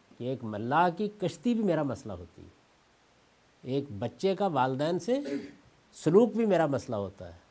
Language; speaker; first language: Urdu; non-native, local second language; Punjabi